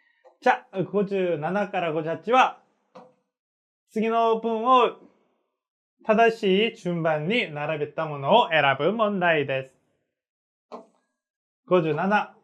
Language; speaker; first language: Japanese; non-native, fluent; Korean